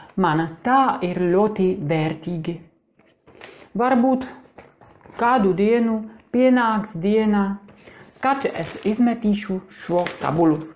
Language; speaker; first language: Latvian; non-native, learner; Czech